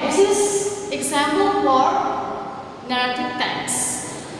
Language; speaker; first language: English; non-native, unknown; Indonesian